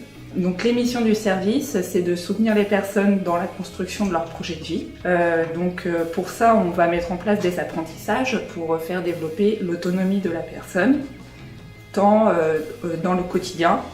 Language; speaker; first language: French; native; French